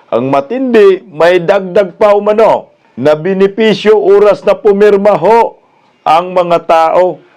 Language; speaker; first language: Filipino; native; Filipino